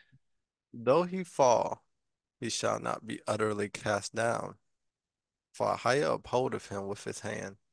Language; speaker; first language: English; native; English